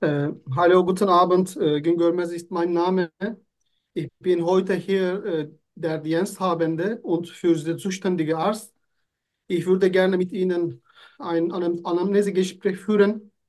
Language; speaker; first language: German; non-native, fluent; Turkish